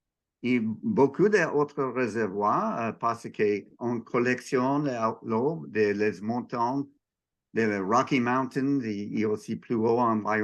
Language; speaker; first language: French; non-native, learner; English